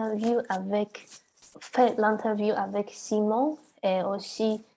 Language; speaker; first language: French; non-native, learner; Chinese